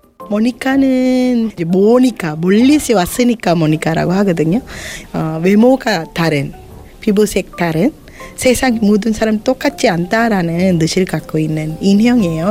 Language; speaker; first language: Korean; non-native, fluent; Sinhala